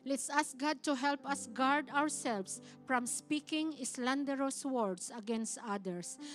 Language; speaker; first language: English; non-native, local second language; Filipino